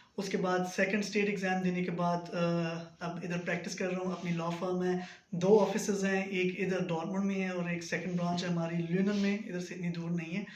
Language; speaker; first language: Urdu; native; Urdu